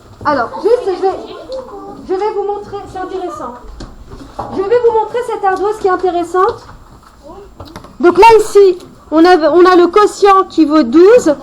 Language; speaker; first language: French; native; French